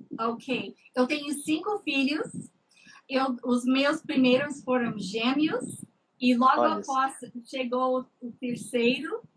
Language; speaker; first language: Portuguese; non-native, fluent; English